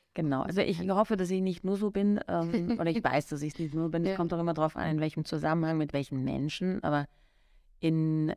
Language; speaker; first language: German; native; German